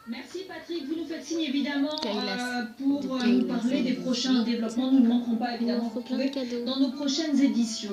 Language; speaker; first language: French; native; French